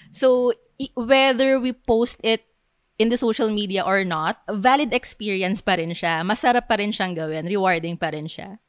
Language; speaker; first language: Filipino; native; Filipino